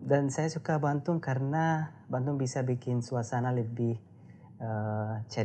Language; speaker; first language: Indonesian; non-native, learner; Arabic